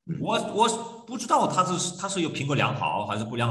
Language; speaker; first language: Chinese; non-native, fluent; Korean